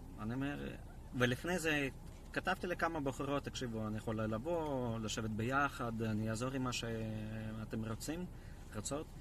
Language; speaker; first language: Hebrew; non-native, fluent; Russian